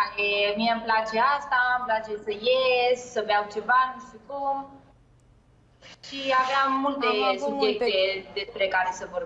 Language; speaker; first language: Romanian; early bilingual, heritage; Spanish